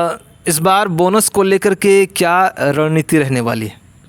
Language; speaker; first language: Hindi; native; Hindi